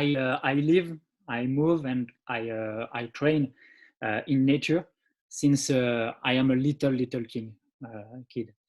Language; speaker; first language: English; non-native, learner; French